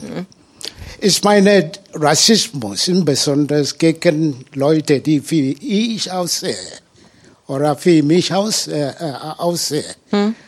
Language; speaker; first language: German; non-native, learner; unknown